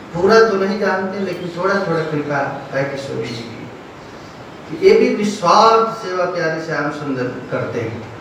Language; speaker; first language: Hindi; non-native, local second language; Bangla